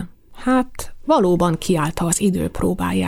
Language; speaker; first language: Hungarian; native; Hungarian